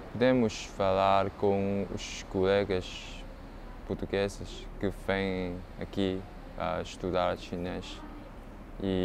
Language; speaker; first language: Portuguese; non-native, learner; Cantonese